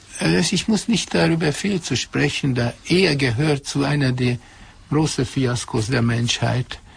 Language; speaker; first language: German; non-native, fluent; Hungarian